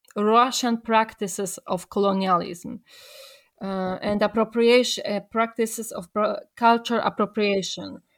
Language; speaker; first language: English; non-native, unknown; Polish